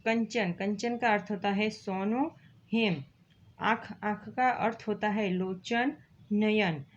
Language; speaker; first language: Hindi; non-native, local second language; Gujarati